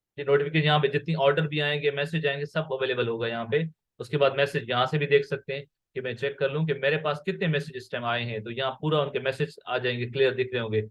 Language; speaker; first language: Urdu; non-native, local second language; Sindhi